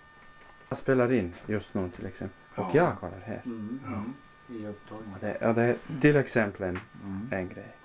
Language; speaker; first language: Swedish; non-native, learner; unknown